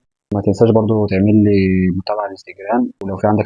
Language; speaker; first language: Arabic; native; Arabic